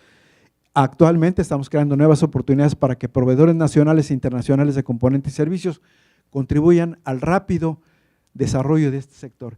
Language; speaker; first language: Spanish; native; Spanish